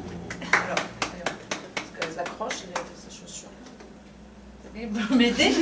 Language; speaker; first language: French; native; French